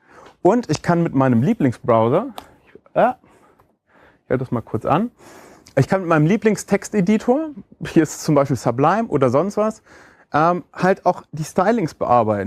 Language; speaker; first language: German; native; German